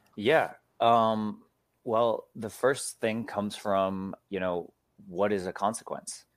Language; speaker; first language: English; native; English